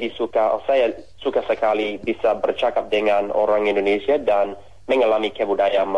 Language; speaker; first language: Indonesian; non-native, fluent; English